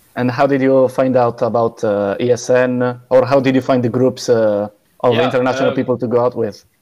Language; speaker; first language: English; non-native, fluent; Italian